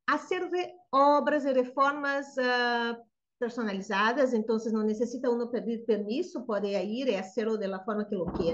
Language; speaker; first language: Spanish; non-native, fluent; Portuguese